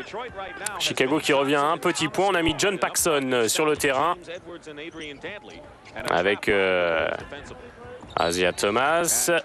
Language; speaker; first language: French; native; French